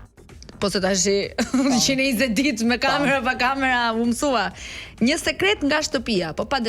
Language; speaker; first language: Albanian; native; Albanian